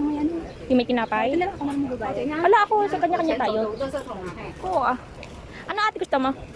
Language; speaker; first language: Filipino; native; Filipino